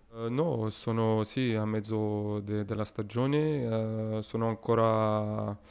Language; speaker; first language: Italian; non-native, learner; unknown